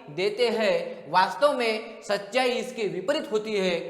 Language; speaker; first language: Hindi; non-native, local second language; Marathi